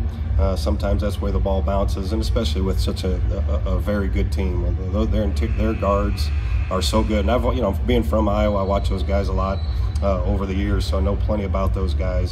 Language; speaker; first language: English; native; English